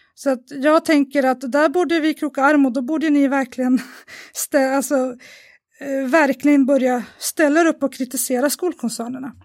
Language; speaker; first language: Swedish; native; Swedish